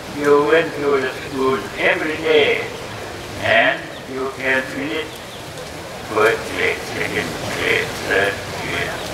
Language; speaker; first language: English; non-native, learner; Thai